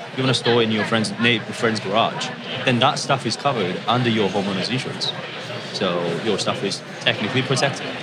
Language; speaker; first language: English; non-native, fluent; Japanese